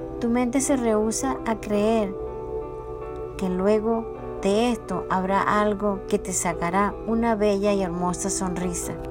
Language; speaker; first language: Spanish; native; Spanish